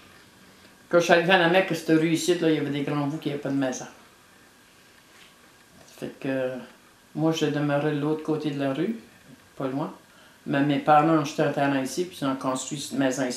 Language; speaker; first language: French; native; French